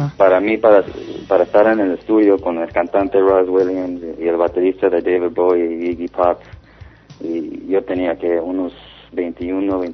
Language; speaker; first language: Spanish; early bilingual, heritage; Spanish